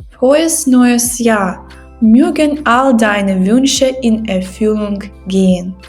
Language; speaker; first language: German; non-native, fluent; Ukrainian